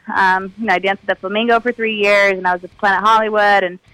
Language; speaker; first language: English; native; English